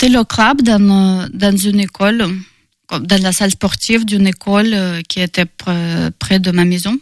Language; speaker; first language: French; non-native, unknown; Russian